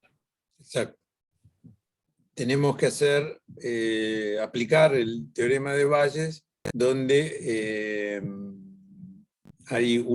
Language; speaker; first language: Spanish; native; Spanish